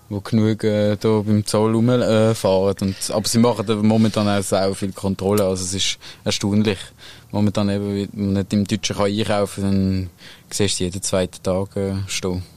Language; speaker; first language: German; native; German